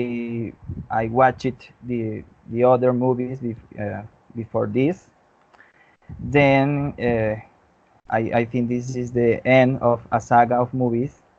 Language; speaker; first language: English; non-native, learner; Spanish